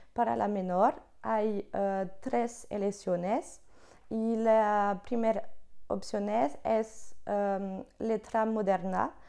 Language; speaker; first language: Spanish; non-native, learner; French